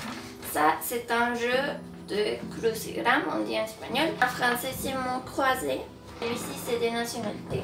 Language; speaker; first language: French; non-native, fluent; Spanish